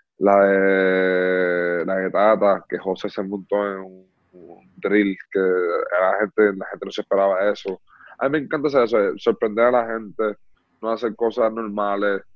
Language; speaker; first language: Spanish; early bilingual, heritage; Spanish